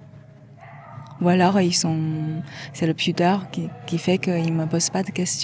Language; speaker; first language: French; non-native, fluent; Chinese